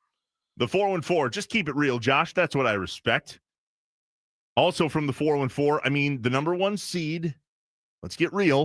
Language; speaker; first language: English; native; English